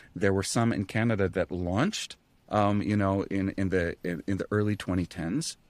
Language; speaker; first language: English; native; English